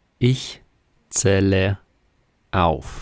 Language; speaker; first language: German; non-native, fluent; Ukrainian